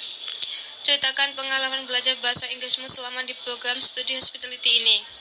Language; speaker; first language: Indonesian; native; Indonesian